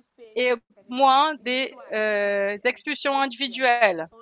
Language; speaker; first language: French; non-native, fluent; Portuguese